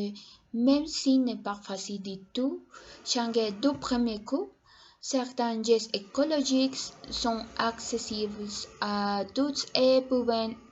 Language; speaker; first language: French; non-native, learner; Spanish